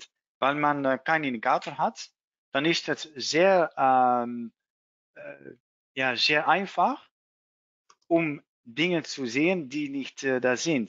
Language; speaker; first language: German; non-native, learner; Dutch